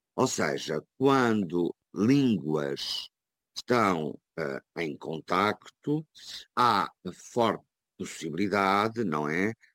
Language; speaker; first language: Portuguese; native; Portuguese